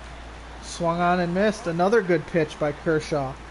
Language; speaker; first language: English; native; English